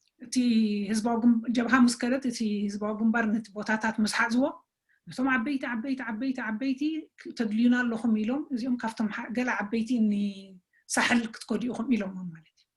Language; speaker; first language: Tigrinya; native; Tigrinya